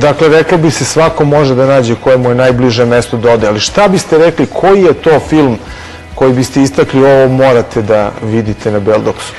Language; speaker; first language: Serbian; native; Serbian